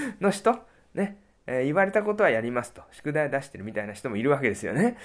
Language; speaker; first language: Japanese; native; Japanese